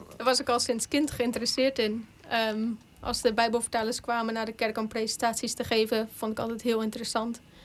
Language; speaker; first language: Dutch; native; Dutch